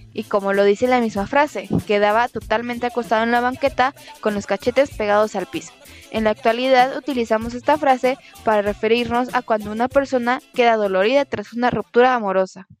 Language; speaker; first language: Spanish; native; Spanish